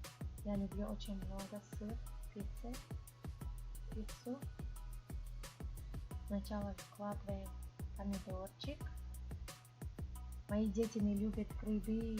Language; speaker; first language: Russian; non-native, fluent; Tajik